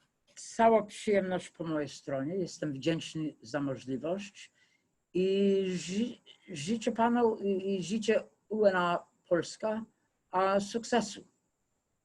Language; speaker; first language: Polish; non-native, fluent; English